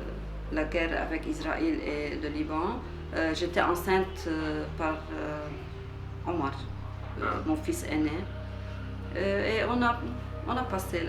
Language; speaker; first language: French; non-native, local second language; Arabic